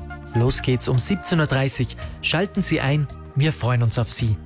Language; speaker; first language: German; native; German